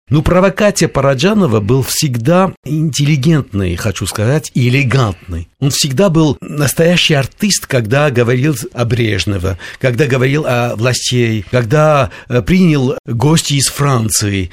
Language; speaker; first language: Russian; non-native, fluent; Armenian